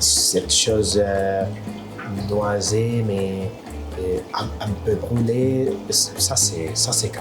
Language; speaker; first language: French; non-native, fluent; Spanish